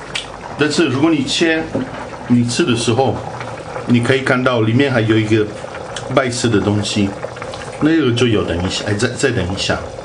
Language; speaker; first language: Chinese; non-native, fluent; Italian